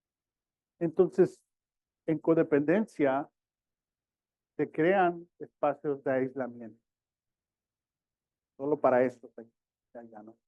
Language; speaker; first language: Spanish; early bilingual, heritage; Spanish